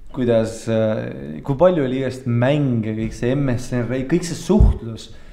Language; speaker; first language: Estonian; early bilingual, heritage; Estonian